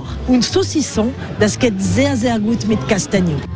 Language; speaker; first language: German; non-native, learner; French